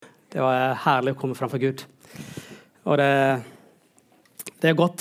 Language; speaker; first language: Norwegian; non-native, fluent; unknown